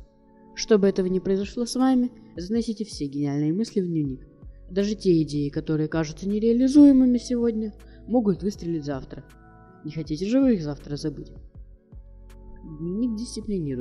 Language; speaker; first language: Russian; native; Russian